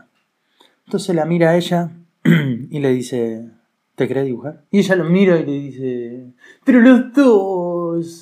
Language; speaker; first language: Spanish; native; Spanish